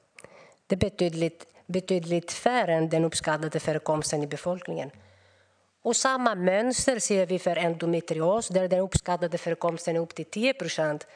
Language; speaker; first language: Swedish; non-native, fluent; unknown